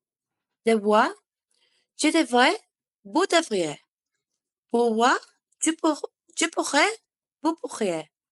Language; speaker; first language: French; non-native, learner; Spanish